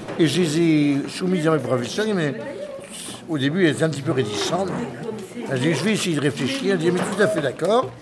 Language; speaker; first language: French; native; French